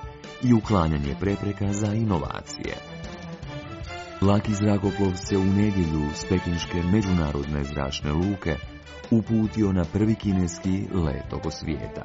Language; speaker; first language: Croatian; native; Croatian